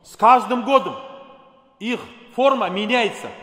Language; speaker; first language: Russian; non-native, local second language; Kazakh